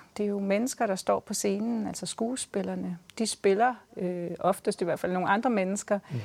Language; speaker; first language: Danish; native; Danish